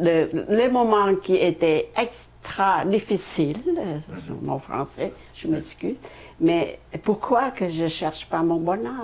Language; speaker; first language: French; non-native, fluent; Khmer